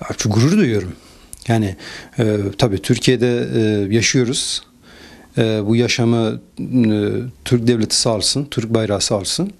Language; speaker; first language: Turkish; non-native, fluent; Persian